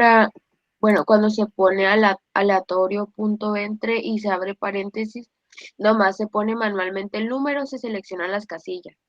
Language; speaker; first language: Spanish; native; Spanish